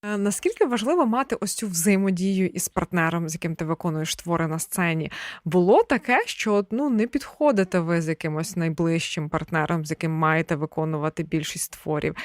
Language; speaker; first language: Ukrainian; native; Ukrainian